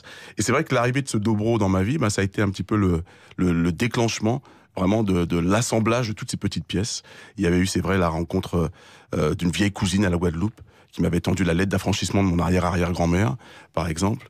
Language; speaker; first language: French; native; French